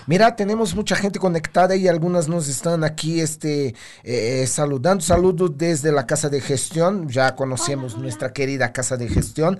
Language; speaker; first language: Spanish; non-native, fluent; Portuguese